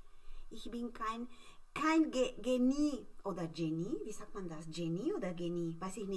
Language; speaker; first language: German; non-native, fluent; Spanish